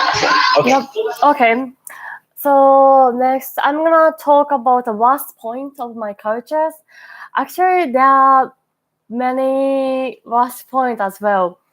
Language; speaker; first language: English; non-native, learner; Japanese